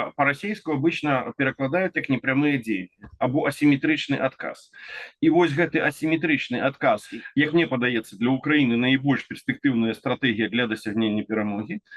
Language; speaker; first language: Belarusian; non-native, local second language; Russian